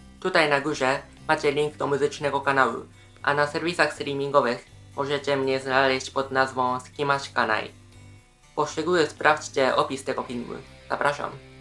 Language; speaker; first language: Polish; non-native, fluent; Japanese